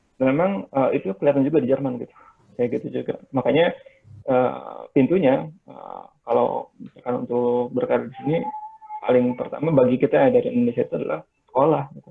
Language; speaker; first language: Indonesian; native; Indonesian